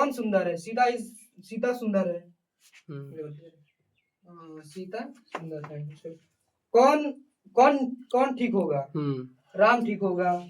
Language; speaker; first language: Hindi; native; Hindi